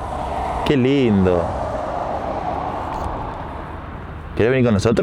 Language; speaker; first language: Spanish; native; Spanish